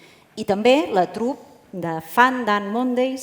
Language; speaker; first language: Catalan; native; Catalan